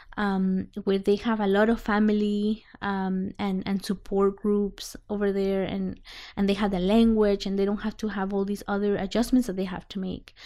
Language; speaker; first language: English; non-native, fluent; Spanish